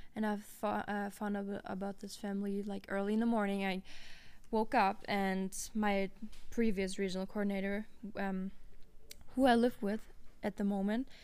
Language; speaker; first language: English; non-native, fluent; German